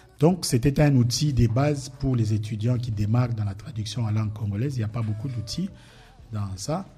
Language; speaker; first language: French; non-native, local second language; Lingala